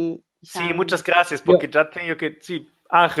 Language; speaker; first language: Spanish; non-native, fluent; German